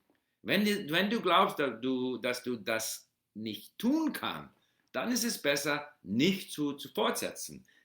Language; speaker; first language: German; non-native, learner; English